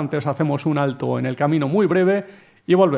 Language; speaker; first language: Spanish; native; Spanish